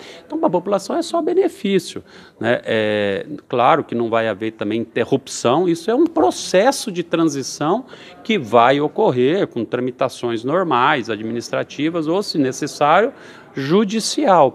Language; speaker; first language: Portuguese; native; Portuguese